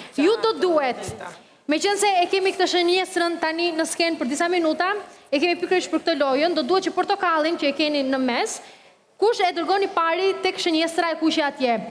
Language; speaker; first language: Albanian; native; Albanian